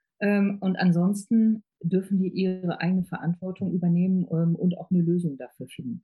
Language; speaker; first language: German; native; German